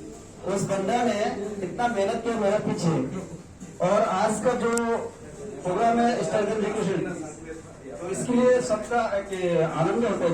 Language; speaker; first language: Hindi; non-native, learner; Bangla